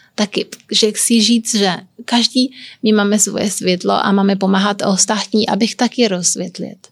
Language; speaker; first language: Czech; non-native, learner; Kabuverdianu